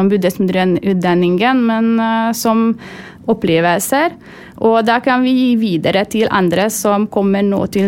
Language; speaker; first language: Norwegian; non-native, fluent; Hungarian